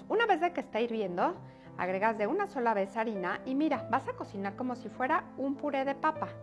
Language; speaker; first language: Spanish; native; Spanish